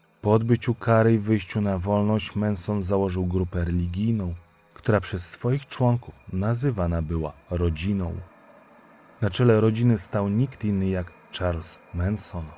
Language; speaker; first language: Polish; native; Polish